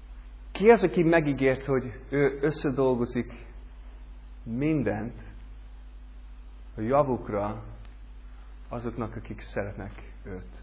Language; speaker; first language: Hungarian; non-native, learner; English